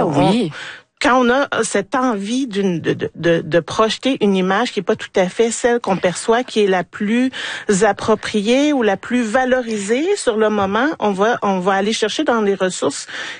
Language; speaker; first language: French; native; French